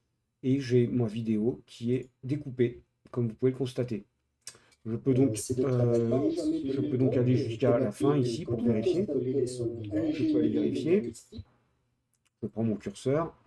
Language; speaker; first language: French; native; French